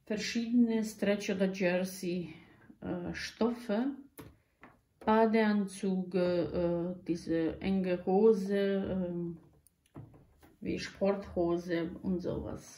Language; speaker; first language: German; non-native, learner; Croatian